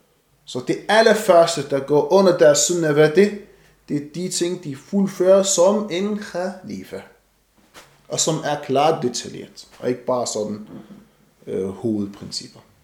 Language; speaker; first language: Danish; non-native, fluent; Arabic